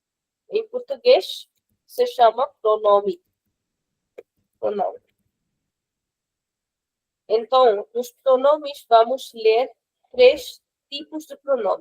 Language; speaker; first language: Portuguese; non-native, fluent; Hindi